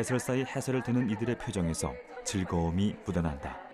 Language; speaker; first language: Korean; native; Korean